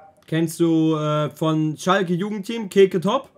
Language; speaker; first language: German; native; German